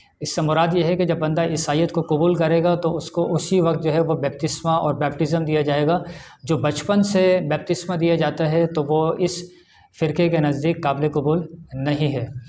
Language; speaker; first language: Urdu; native; Urdu